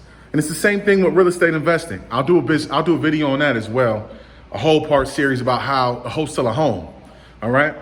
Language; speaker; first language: English; native; English